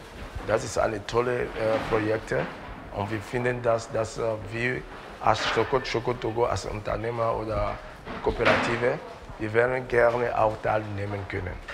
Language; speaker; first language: German; non-native, learner; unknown